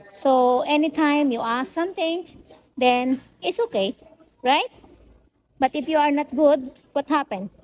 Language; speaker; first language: English; non-native, local second language; Filipino